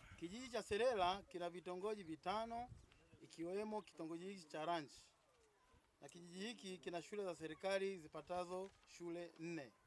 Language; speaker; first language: Swahili; native; Swahili